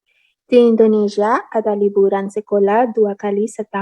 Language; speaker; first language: Indonesian; non-native, learner; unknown